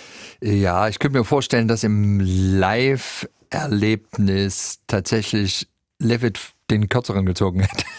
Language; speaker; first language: German; native; German